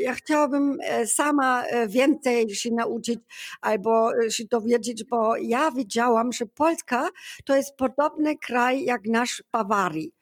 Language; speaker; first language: Polish; non-native, learner; German